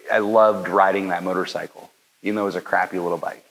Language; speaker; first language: English; native; English